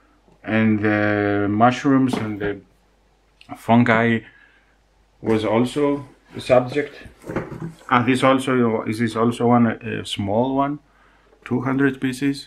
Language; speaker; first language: English; non-native, fluent; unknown